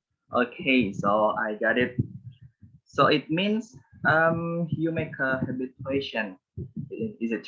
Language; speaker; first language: English; non-native, learner; Indonesian